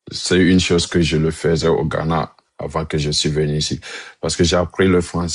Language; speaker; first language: French; non-native, learner; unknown